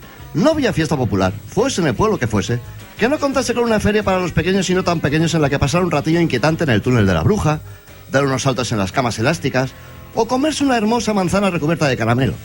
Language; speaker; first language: Spanish; native; Spanish